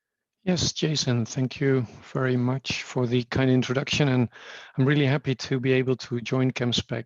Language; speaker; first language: English; non-native, fluent; Dutch